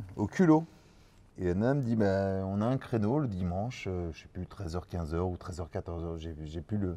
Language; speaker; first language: French; native; French